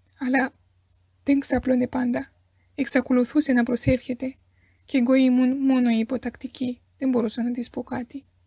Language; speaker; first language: Greek; non-native, fluent; Romanian